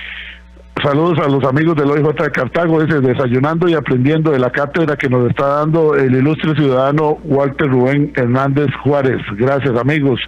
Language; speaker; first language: Spanish; native; Spanish